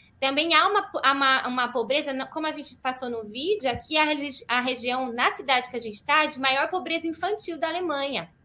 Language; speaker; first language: Portuguese; native; Portuguese